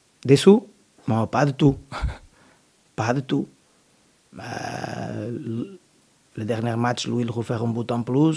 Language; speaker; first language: French; non-native, learner; Portuguese